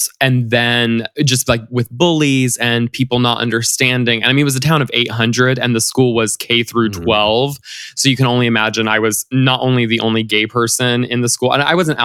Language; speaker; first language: English; native; English